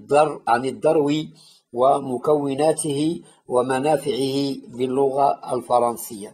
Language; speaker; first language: Arabic; native; Arabic